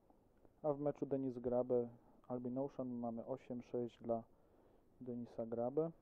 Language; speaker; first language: Polish; native; Polish